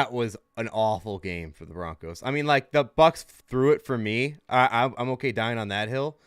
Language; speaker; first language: English; native; English